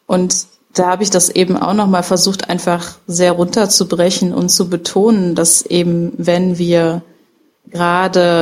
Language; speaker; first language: German; native; German